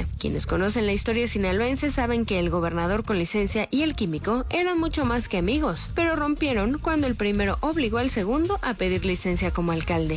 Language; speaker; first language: Spanish; native; Spanish